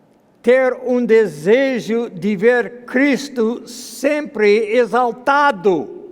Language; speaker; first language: Portuguese; non-native, fluent; English